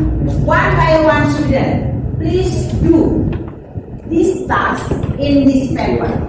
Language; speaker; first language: English; non-native, learner; Indonesian